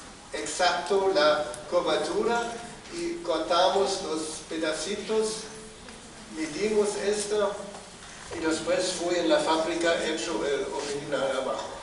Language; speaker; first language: Spanish; non-native, fluent; German